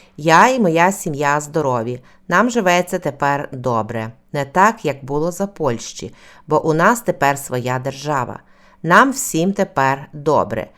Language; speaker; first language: Ukrainian; native; Ukrainian